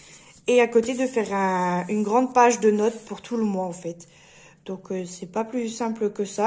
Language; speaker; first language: French; native; French